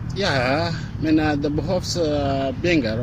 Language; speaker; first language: Swedish; non-native, learner; Arabic